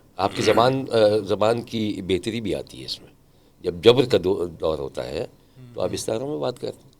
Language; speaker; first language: Urdu; native; Urdu